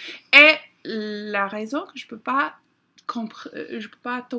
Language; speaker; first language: French; non-native, learner; English